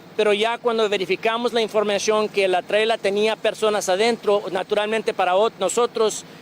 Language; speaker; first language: Spanish; early bilingual, other home language; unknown